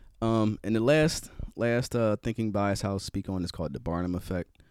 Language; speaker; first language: English; native; English